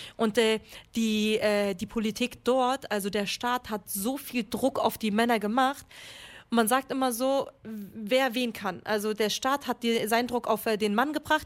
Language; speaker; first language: German; early bilingual, other home language; Kurdish